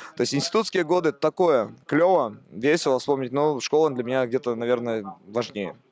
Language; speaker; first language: Russian; native; Russian